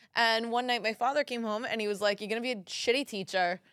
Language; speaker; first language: English; early bilingual, other home language; Italian